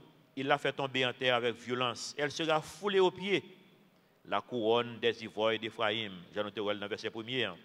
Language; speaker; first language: French; non-native, local second language; Haitian Creole